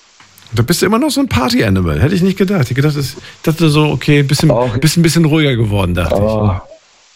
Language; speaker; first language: German; native; German